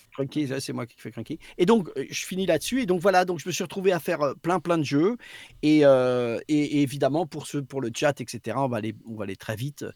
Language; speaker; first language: French; native; French